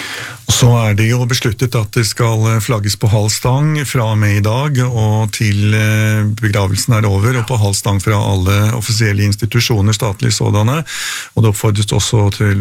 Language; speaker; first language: Norwegian; native; Norwegian